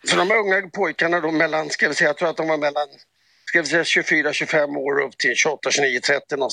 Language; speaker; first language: Swedish; native; Swedish